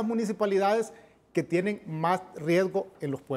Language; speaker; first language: Spanish; native; Spanish